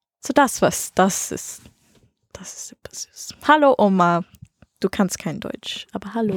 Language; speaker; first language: German; non-native, learner; English